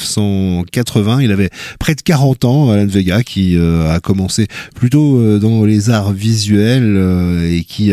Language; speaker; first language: French; native; French